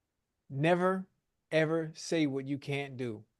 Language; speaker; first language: English; native; English